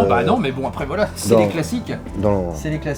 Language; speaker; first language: French; native; French